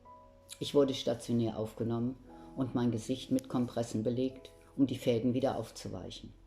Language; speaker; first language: German; native; German